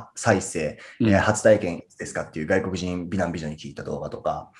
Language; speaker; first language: Japanese; native; Japanese